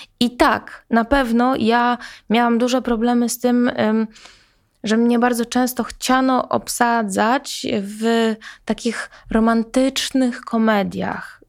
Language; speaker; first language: Polish; native; Polish